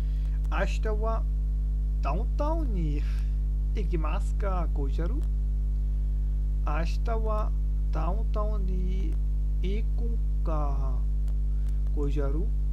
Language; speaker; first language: Japanese; non-native, learner; German